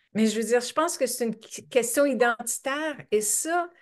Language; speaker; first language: French; native; French